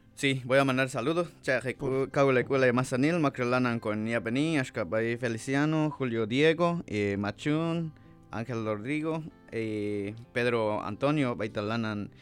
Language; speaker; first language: Spanish; native; Spanish